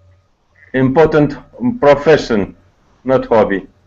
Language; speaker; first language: English; non-native, learner; Tatar